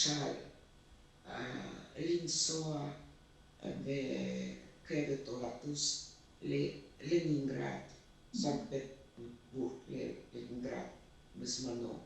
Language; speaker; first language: Hebrew; non-native, fluent; Russian